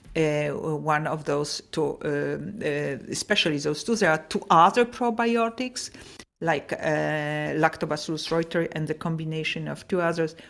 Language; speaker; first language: English; non-native, fluent; Polish